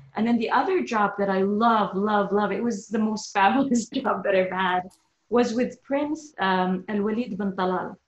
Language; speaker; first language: English; non-native, fluent; Arabic